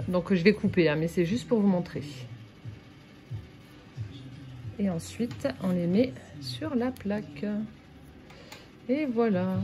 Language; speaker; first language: French; native; French